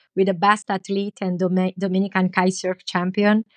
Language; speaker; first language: English; non-native, learner; Italian